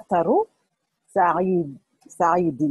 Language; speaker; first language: Arabic; non-native, learner; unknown